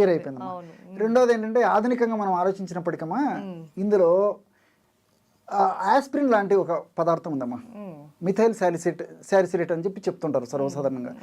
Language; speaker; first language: Telugu; native; Telugu